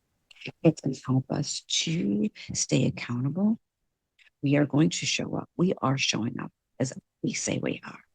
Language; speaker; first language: English; native; English